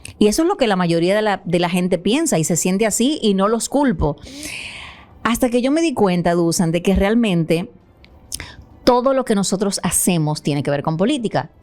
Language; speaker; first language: Spanish; native; Spanish